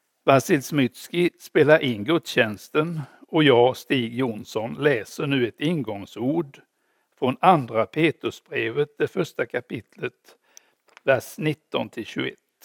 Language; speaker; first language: Swedish; native; Swedish